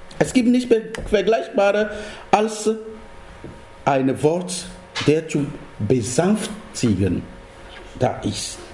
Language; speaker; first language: German; non-native, fluent; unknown